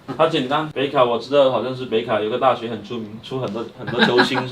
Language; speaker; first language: Chinese; native; Chinese